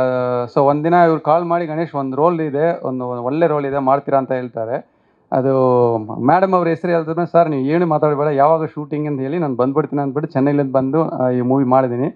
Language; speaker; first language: Kannada; non-native, fluent; Tamil